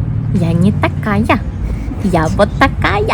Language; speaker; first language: Russian; native; Russian